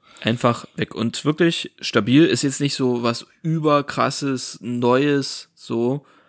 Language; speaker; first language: German; native; German